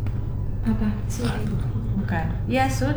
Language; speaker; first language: Indonesian; non-native, learner; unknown